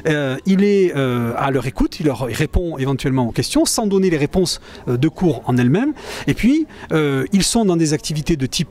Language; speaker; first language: French; native; French